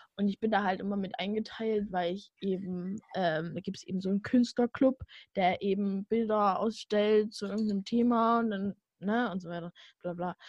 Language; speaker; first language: German; native; German